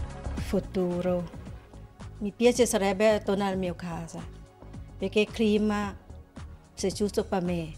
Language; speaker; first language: Italian; non-native, learner; Thai